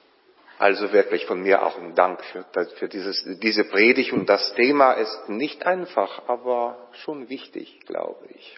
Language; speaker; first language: German; non-native, fluent; Polish